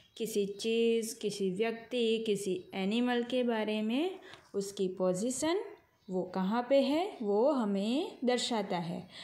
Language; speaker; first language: Hindi; non-native, local second language; Gujarati